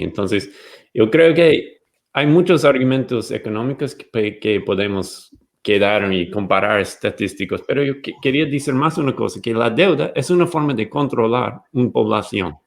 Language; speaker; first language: Spanish; non-native, fluent; English